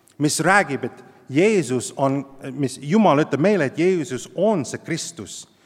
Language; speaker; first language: Estonian; non-native, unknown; English